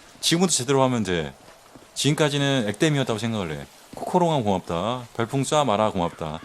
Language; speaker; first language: Korean; native; Korean